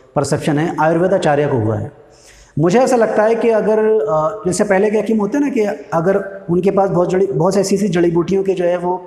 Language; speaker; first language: Hindi; native; Hindi